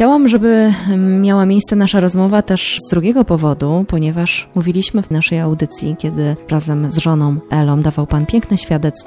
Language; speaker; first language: Polish; native; Polish